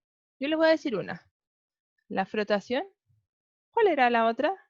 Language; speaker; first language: Spanish; native; Spanish